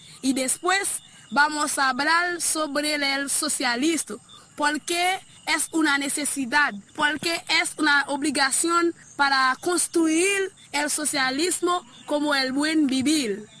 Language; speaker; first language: Spanish; non-native, learner; Haitian Creole